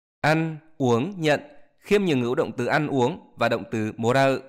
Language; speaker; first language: Vietnamese; native; Vietnamese